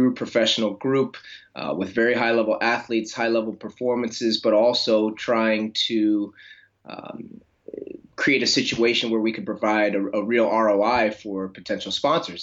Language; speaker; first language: English; native; English